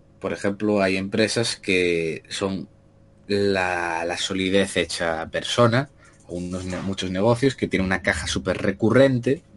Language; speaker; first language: Spanish; native; Spanish